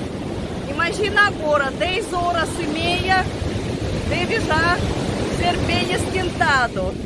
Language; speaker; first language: Portuguese; non-native, learner; Russian